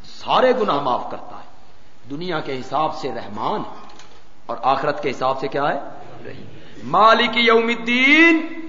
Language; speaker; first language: Urdu; non-native, local second language; Punjabi